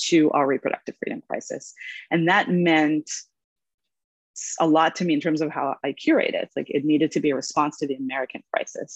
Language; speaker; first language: English; non-native, fluent; Hebrew